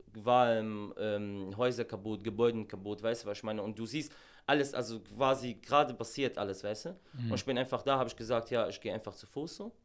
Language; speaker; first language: German; non-native, fluent; Arabic